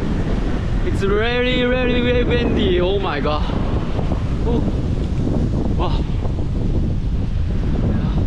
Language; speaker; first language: English; non-native, fluent; Chinese